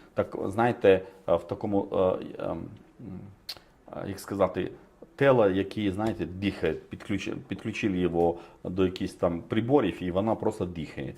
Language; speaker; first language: Ukrainian; non-native, fluent; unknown